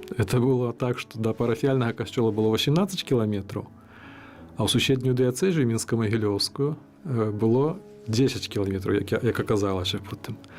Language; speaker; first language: Belarusian; native; Belarusian